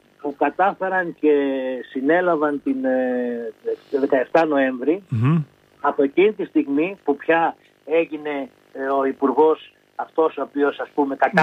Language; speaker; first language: Greek; native; Greek